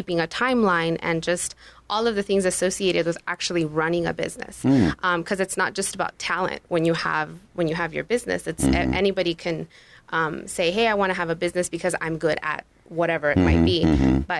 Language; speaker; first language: English; non-native, fluent; Spanish